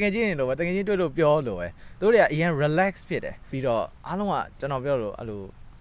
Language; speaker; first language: Burmese; native; Burmese